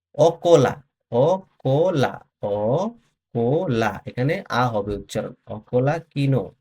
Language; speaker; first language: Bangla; native; Bangla